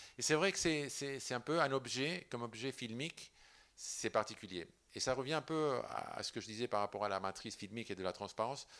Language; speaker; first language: French; non-native, fluent; Spanish